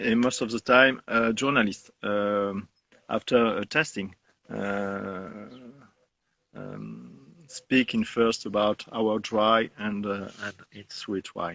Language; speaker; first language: English; non-native, learner; French